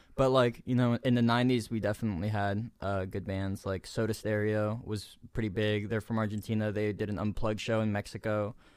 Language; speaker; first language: English; early bilingual, other home language; Spanish